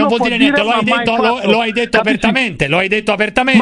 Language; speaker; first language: Italian; native; Italian